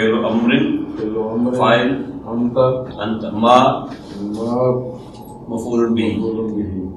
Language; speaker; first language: Arabic; non-native, fluent; Urdu